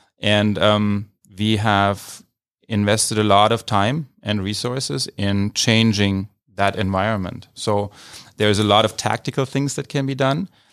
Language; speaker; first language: English; non-native, fluent; German